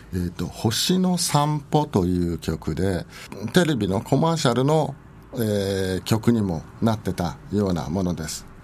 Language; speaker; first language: Japanese; native; Japanese